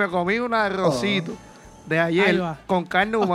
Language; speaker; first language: Spanish; native; Spanish